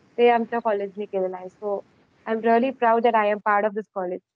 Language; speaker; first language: English; non-native, local second language; Marathi